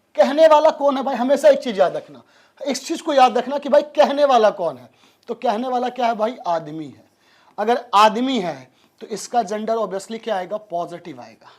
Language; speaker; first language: Hindi; native; Hindi